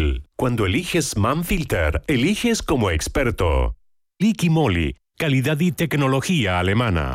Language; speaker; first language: Spanish; native; Spanish